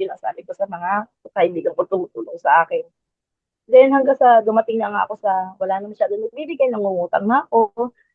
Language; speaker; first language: Filipino; native; Filipino